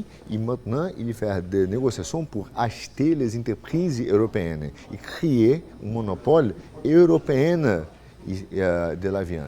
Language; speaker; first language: French; non-native, fluent; Portuguese